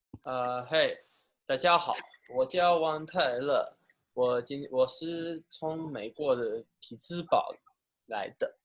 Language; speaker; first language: Chinese; non-native, fluent; English